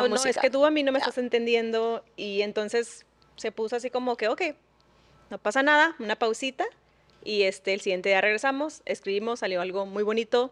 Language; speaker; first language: Spanish; native; Spanish